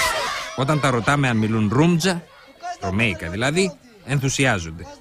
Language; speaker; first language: Greek; native; Greek